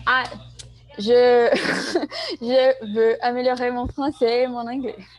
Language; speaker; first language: French; non-native, learner; Portuguese